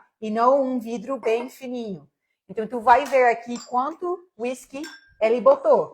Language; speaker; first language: Portuguese; non-native, fluent; English